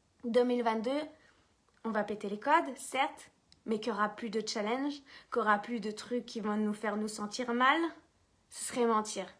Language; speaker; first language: French; native; French